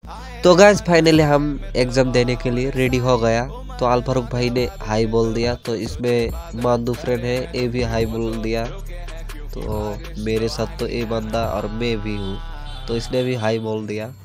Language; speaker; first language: Hindi; non-native, local second language; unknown